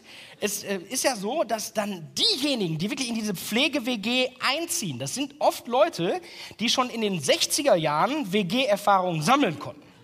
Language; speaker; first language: German; native; German